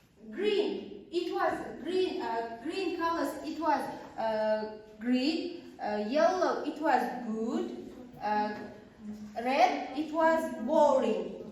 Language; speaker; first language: English; non-native, learner; Kazakh